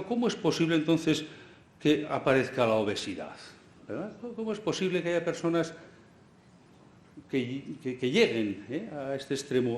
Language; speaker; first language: Spanish; native; Spanish